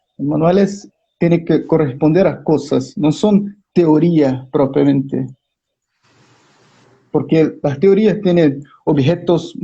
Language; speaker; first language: Spanish; non-native, fluent; Portuguese